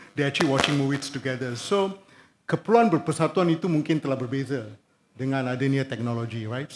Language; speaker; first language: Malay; non-native, local second language; Tamil